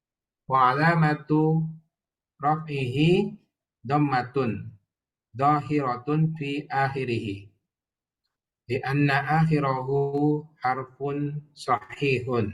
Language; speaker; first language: Arabic; non-native, learner; Indonesian